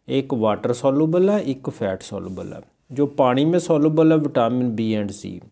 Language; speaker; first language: Hindi; non-native, local second language; Punjabi